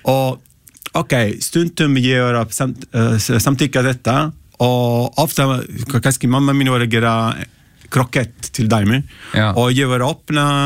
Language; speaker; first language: Icelandic; non-native, learner; Italian